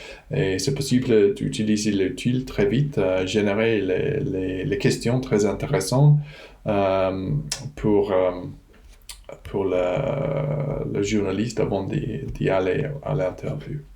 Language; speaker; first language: French; non-native, fluent; English